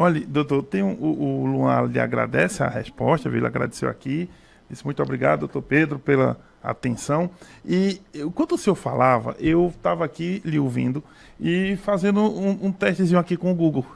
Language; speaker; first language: Portuguese; native; Portuguese